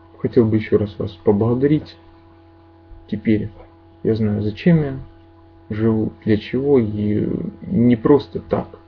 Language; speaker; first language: Russian; native; Russian